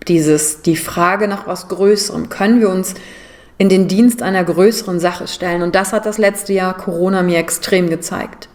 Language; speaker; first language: German; native; German